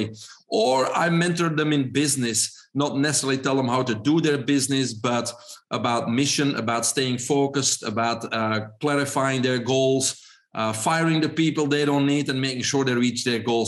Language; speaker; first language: English; non-native, fluent; Dutch